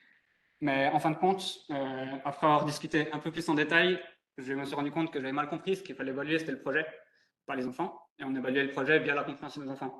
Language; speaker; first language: French; native; French